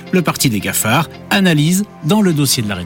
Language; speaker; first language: French; native; French